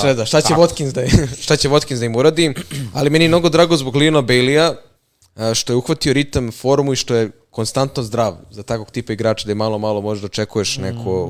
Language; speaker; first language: Serbian; native; Serbian